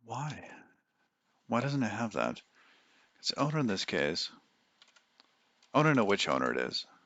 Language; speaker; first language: English; native; English